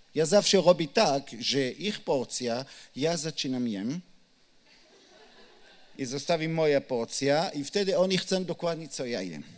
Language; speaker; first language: Polish; non-native, learner; Hebrew